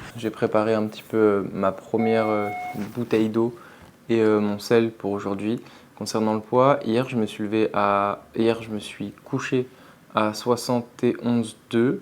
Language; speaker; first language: French; native; French